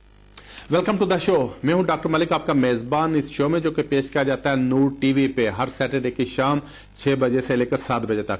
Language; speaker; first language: Urdu; native; Urdu